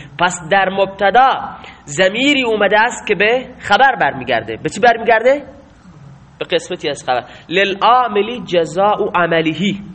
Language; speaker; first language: Persian; non-native, local second language; Baluchi